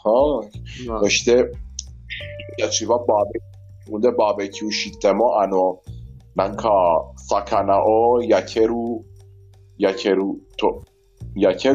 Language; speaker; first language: Japanese; non-native, learner; Persian